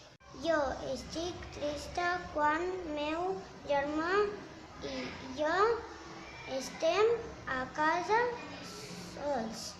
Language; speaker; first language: Catalan; non-native, learner; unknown